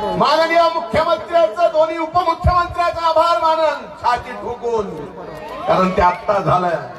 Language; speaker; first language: Marathi; non-native, local second language; Lambadi